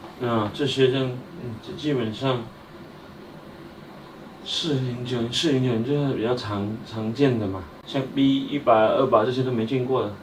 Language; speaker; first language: Chinese; native; Chinese